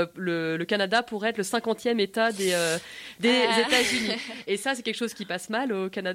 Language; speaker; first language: French; native; French